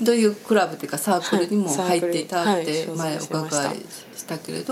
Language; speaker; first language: Japanese; native; Japanese